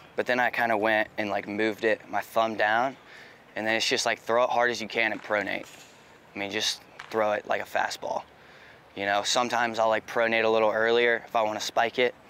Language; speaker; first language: English; native; English